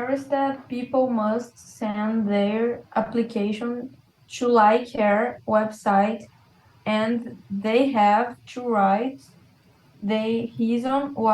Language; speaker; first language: English; non-native, learner; Portuguese